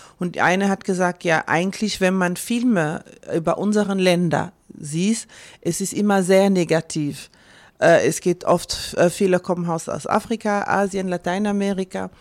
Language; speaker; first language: German; non-native, fluent; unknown